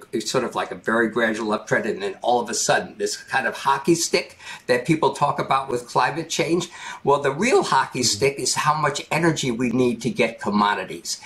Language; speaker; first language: English; native; English